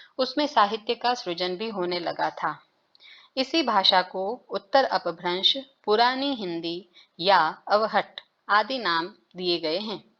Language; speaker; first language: Hindi; native; Hindi